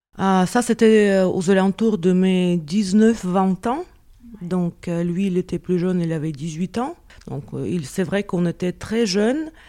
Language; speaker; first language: French; non-native, fluent; Russian